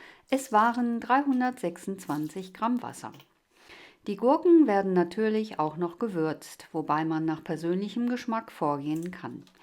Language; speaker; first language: German; native; German